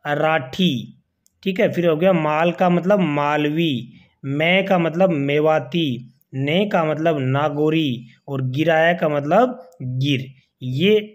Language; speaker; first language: Hindi; native; Hindi